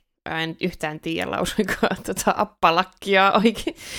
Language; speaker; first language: Finnish; native; Finnish